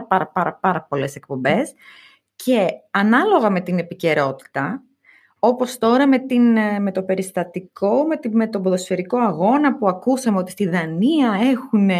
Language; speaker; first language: Greek; native; Greek